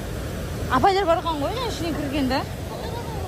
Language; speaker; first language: Kazakh; native; Kazakh